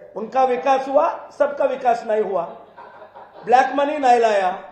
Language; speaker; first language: Hindi; non-native, local second language; Telugu